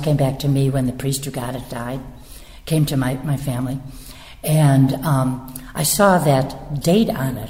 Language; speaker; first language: English; native; English